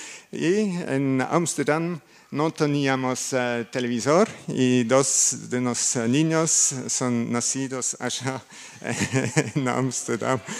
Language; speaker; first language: Spanish; non-native, learner; German